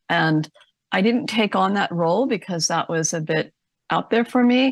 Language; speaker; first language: English; native; English